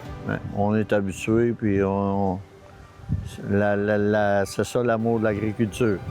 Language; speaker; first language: French; native; French